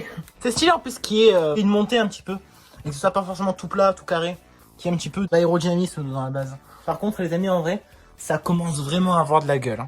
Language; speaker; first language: French; native; French